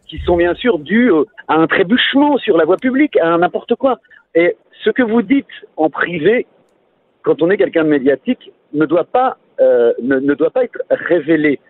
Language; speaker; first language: French; native; French